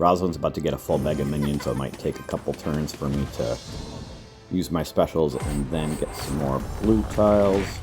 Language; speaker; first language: English; native; English